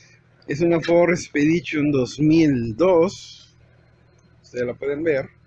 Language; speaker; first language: Spanish; native; Spanish